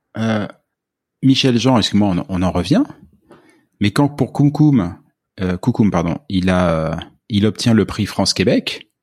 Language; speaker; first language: French; native; French